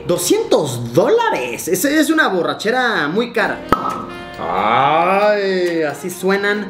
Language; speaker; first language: Spanish; native; Spanish